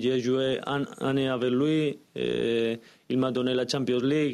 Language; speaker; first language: French; non-native, learner; Spanish